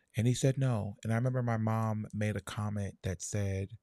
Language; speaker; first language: English; native; English